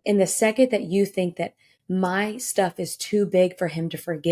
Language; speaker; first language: English; native; English